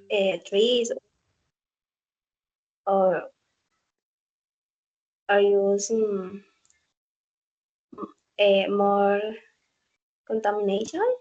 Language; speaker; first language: English; non-native, learner; Spanish